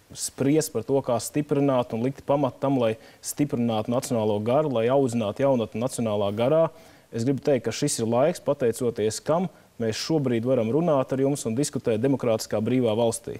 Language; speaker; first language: Latvian; native; Latvian